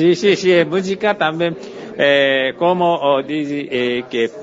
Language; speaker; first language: Spanish; non-native, fluent; Japanese